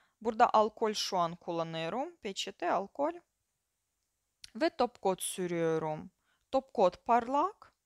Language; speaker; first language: Turkish; non-native, fluent; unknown